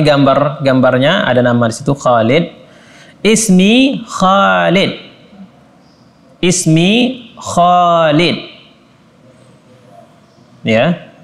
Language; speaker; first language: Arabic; non-native, fluent; Indonesian